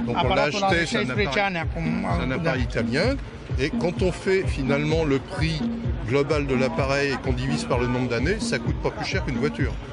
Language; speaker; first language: French; native; French